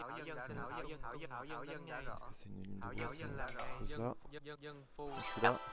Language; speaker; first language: French; native; French